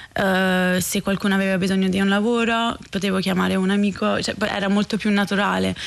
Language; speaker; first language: Italian; non-native, fluent; English